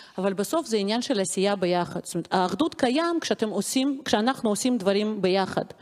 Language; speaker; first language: Hebrew; non-native, fluent; Russian